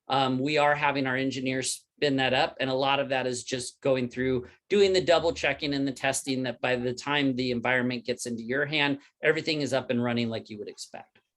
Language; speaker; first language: English; native; English